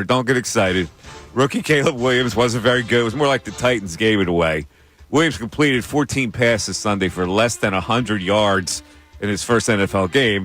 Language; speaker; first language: English; native; English